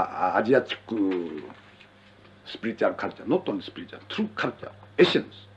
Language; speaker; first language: English; non-native, learner; Japanese